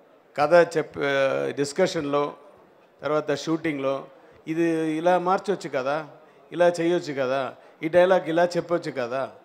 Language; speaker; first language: Telugu; non-native, fluent; Tamil